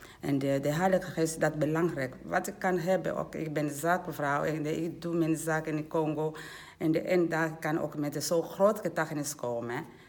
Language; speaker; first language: Dutch; non-native, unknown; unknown